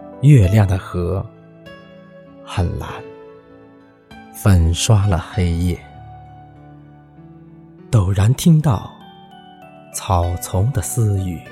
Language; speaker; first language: Chinese; native; Chinese